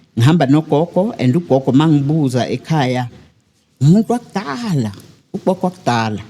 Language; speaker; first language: Zulu; native; Zulu